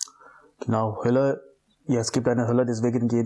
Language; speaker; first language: German; non-native, fluent; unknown